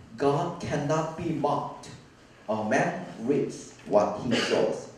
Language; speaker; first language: English; non-native, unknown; Korean